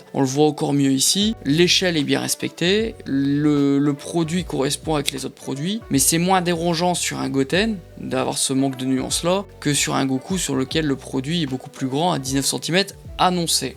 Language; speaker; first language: French; native; French